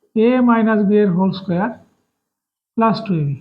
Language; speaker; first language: English; non-native, local second language; Bangla